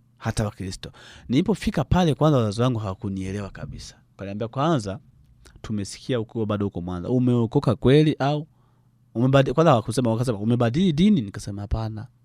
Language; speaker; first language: Swahili; native; Swahili